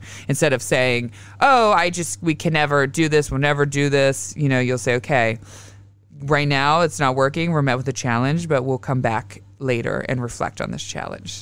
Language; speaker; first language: English; native; English